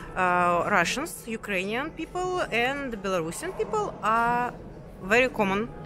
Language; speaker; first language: English; non-native, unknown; Russian